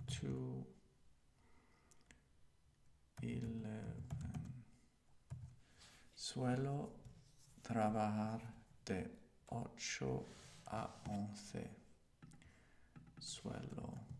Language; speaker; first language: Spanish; non-native, learner; English